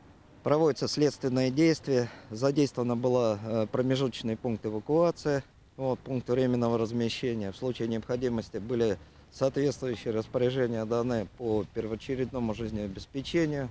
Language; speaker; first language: Russian; native; Russian